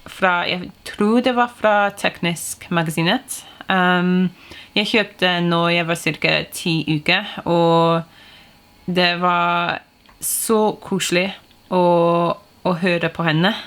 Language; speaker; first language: Norwegian; non-native, fluent; English